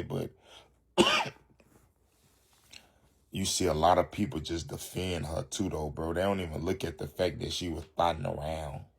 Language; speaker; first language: English; native; English